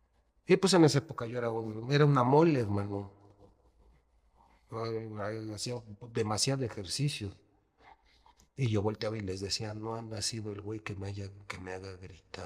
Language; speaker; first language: Spanish; native; Spanish